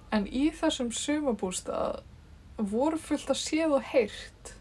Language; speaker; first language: Icelandic; native; Icelandic